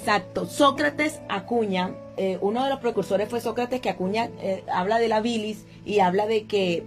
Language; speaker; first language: Spanish; native; Spanish